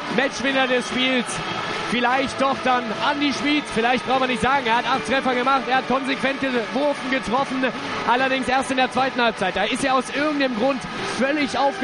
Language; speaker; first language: German; native; German